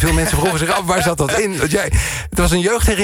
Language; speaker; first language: Dutch; native; Dutch